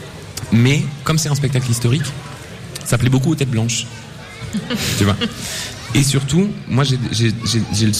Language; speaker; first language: French; native; French